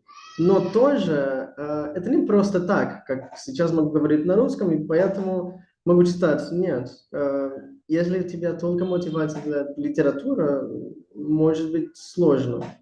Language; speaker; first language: Russian; non-native, learner; Portuguese